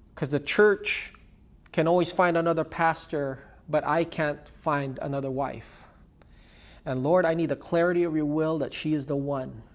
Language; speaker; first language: English; early bilingual, other home language; Filipino